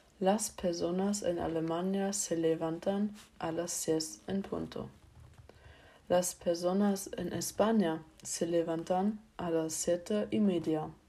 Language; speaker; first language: Spanish; non-native, learner; German